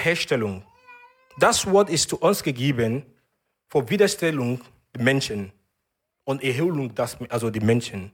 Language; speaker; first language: German; non-native, learner; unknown